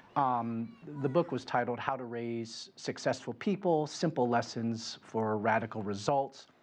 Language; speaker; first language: English; native; English